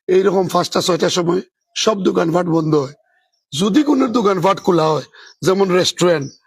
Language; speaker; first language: Bangla; native; Bangla